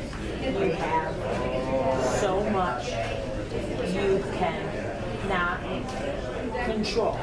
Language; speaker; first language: English; native; English